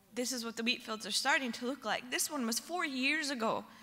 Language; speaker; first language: English; native; English